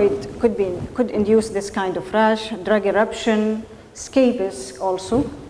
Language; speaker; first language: English; non-native, fluent; Arabic